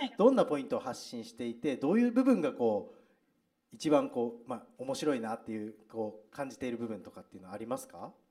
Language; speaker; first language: Japanese; native; Japanese